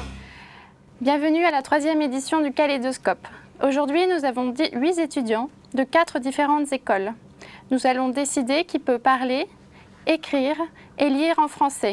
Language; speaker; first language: French; non-native, fluent; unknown